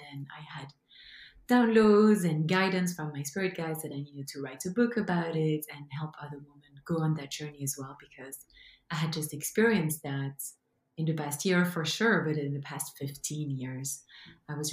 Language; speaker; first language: English; non-native, fluent; French